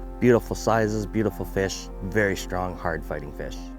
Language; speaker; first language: English; native; English